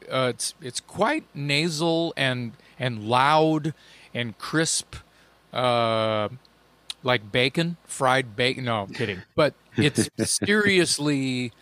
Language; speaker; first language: English; native; English